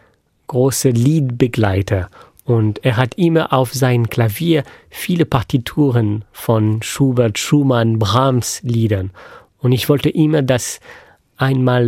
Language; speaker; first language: German; non-native, fluent; French